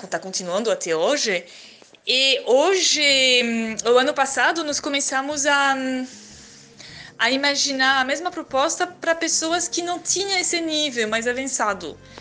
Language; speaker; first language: Portuguese; non-native, fluent; French